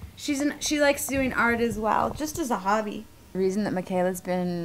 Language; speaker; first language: English; native; English